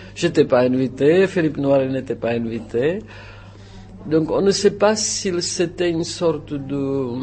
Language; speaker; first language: French; non-native, fluent; Czech